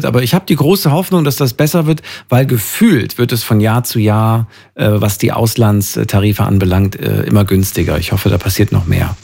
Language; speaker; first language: German; native; German